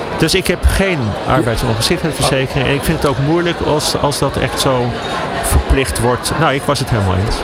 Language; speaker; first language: Dutch; native; Dutch